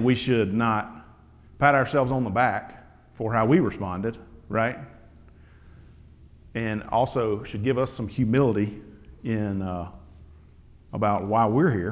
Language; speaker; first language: English; native; English